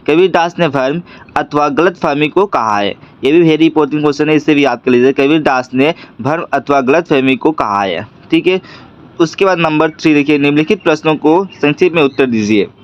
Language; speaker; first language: Hindi; non-native, local second language; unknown